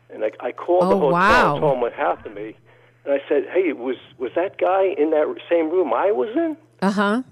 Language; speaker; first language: English; early bilingual, other home language; Polish